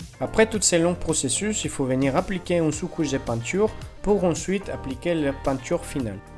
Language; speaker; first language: French; non-native, fluent; Spanish